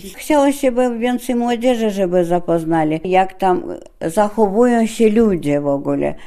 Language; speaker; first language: Polish; non-native, fluent; Russian